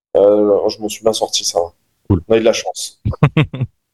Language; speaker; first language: French; native; French